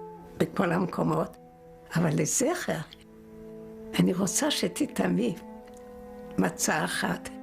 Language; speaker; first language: Hebrew; non-native, fluent; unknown